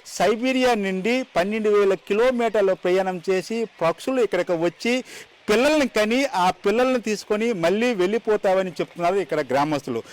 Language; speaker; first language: Telugu; native; Telugu